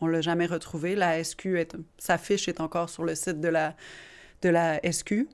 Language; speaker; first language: French; native; French